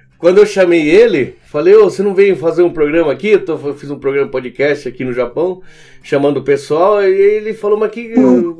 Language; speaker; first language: Portuguese; early bilingual, other home language; Spanish